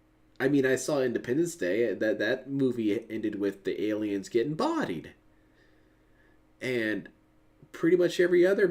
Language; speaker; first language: English; native; English